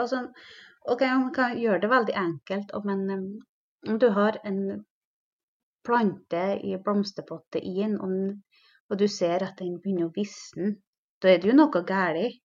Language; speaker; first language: Norwegian; non-native, local second language; Northern Sami